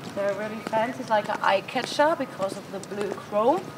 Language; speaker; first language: English; non-native, fluent; German